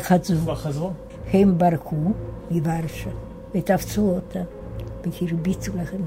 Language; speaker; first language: Hebrew; non-native, fluent; Yiddish